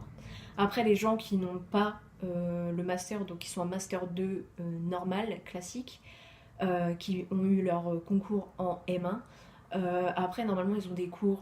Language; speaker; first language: French; native; French